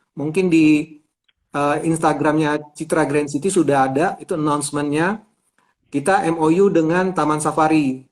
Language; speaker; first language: Indonesian; native; Indonesian